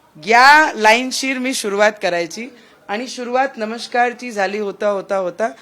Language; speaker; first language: Marathi; non-native, local second language; Punjabi